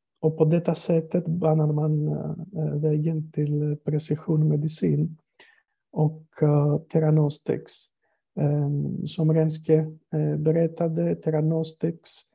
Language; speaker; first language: Swedish; non-native, fluent; Greek